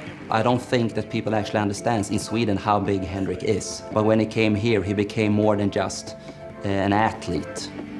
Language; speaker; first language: English; non-native, fluent; Swedish